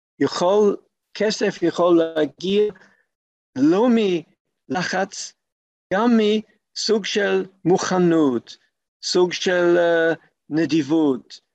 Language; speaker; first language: Hebrew; non-native, fluent; English